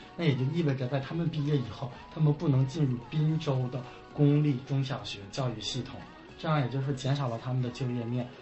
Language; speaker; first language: Chinese; native; Chinese